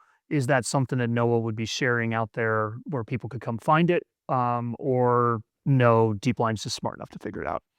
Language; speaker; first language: English; native; English